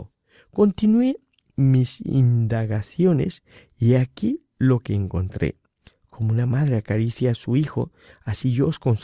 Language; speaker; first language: Spanish; native; Spanish